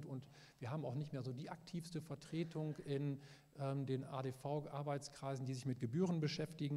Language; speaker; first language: German; native; German